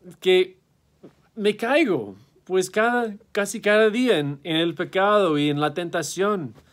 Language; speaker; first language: Spanish; non-native, fluent; English